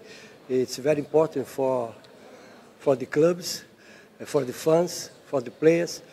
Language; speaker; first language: English; non-native, learner; Portuguese